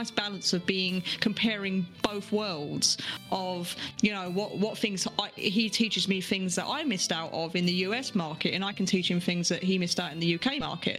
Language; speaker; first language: English; native; English